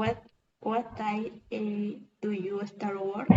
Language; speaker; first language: English; non-native, learner; Spanish